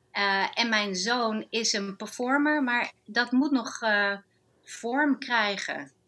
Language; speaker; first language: Dutch; non-native, fluent; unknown